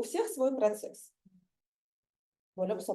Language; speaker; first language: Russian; non-native, local second language; Uzbek